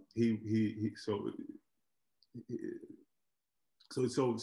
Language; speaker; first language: English; native; English